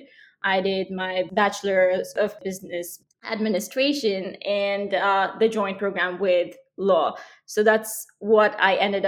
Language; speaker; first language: English; non-native, local second language; Hindi